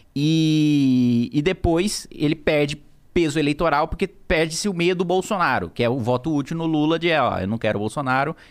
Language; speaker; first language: Portuguese; native; Portuguese